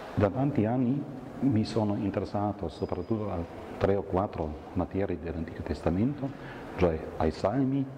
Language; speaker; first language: Italian; non-native, fluent; German